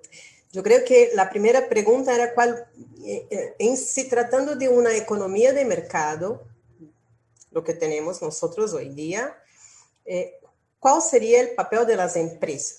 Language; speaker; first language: Spanish; non-native, learner; Portuguese